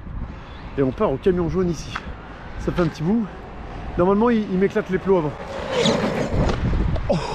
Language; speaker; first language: French; native; French